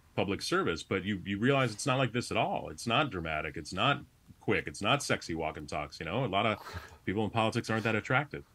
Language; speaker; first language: English; native; English